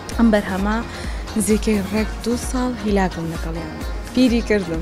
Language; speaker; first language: Central Kurdish; non-native, local second language; Gurani